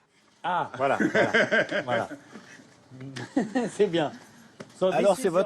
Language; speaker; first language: French; native; French